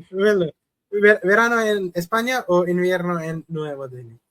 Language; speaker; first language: Spanish; non-native, learner; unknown